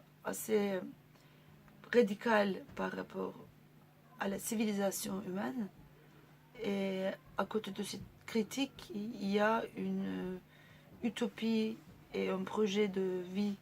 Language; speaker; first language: French; non-native, fluent; Turkish